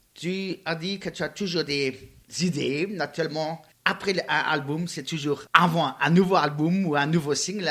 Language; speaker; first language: French; non-native, learner; Luxembourgish